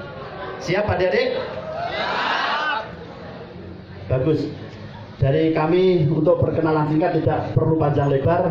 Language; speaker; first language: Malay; non-native, local second language; Javanese